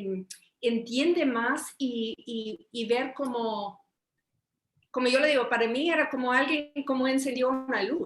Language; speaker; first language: Spanish; early bilingual, heritage; Spanish